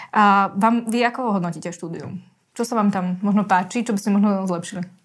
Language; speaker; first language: Slovak; native; Slovak